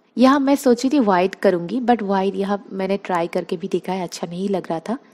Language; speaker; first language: Hindi; non-native, local second language; Bangla